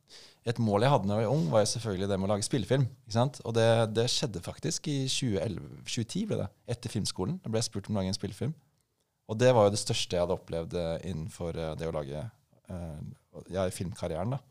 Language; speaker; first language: Norwegian; native; Norwegian